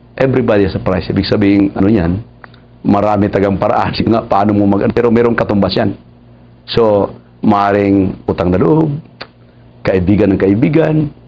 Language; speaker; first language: Filipino; non-native, local second language; Cebuano